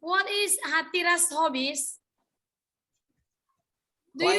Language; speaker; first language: English; non-native, learner; Indonesian